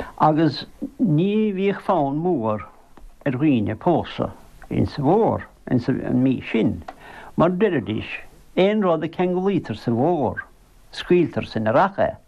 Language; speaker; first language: Irish; native; Irish